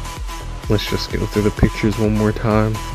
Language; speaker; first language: English; native; English